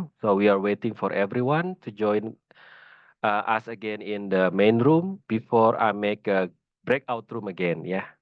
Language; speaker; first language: English; non-native, fluent; Indonesian